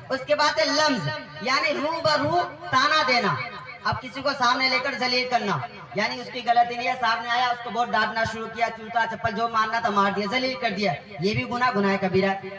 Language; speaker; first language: Urdu; non-native, local second language; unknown